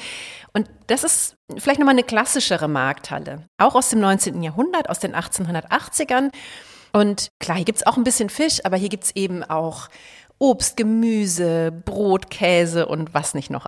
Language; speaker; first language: German; native; German